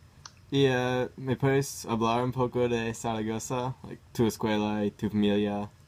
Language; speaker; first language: Spanish; non-native, learner; English